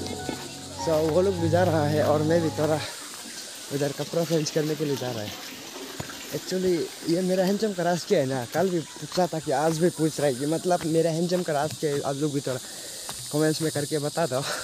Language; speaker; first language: Hindi; non-native, local second language; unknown